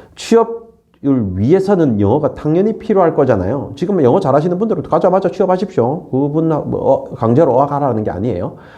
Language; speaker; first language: Korean; native; Korean